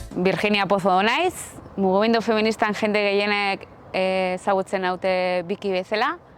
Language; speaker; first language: Basque; non-native, local second language; Spanish